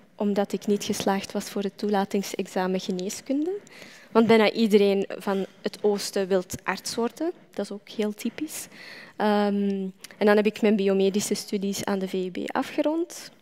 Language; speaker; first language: Dutch; non-native, fluent; Arabic